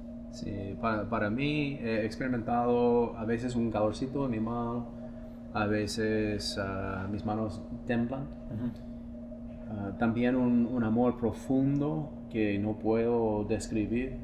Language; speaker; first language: Spanish; non-native, fluent; English